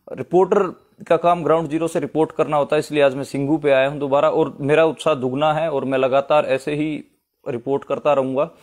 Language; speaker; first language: Hindi; native; Hindi